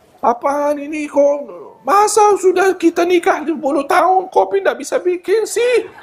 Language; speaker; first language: Malay; non-native, fluent; Arabic